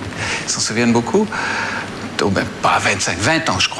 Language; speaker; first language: French; native; French